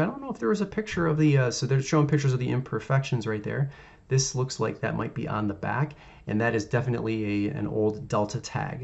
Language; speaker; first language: English; native; English